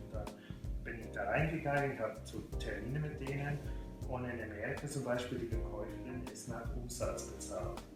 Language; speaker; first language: German; non-native, fluent; English